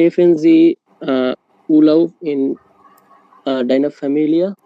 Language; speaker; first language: German; non-native, learner; Bangla